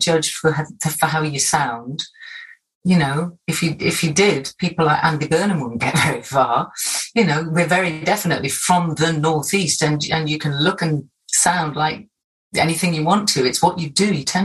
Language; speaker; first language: English; native; English